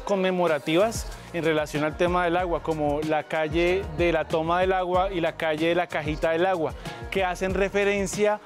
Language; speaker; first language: Spanish; native; Spanish